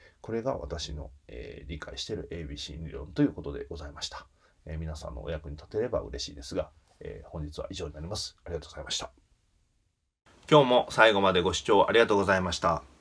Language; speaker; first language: Japanese; native; Japanese